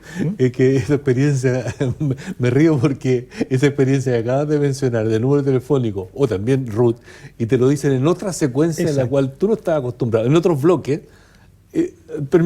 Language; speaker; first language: Spanish; native; Spanish